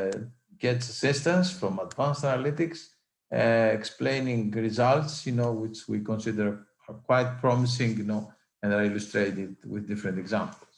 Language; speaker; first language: English; non-native, fluent; Greek